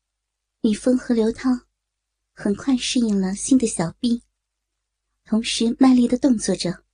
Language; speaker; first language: Chinese; native; Chinese